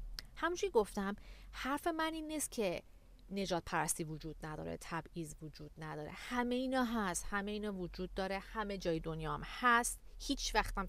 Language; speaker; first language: Persian; native; Persian